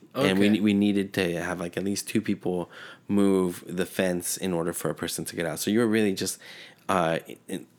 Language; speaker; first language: English; early bilingual, other home language; Spanish